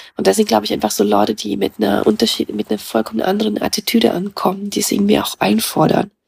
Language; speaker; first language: German; early bilingual, other home language; Russian